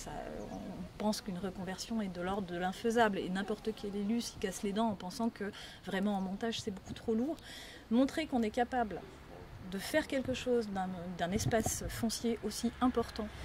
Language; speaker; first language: French; native; French